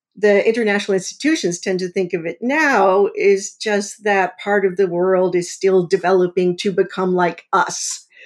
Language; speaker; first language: English; native; English